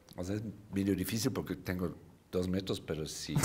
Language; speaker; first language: Spanish; non-native, fluent; German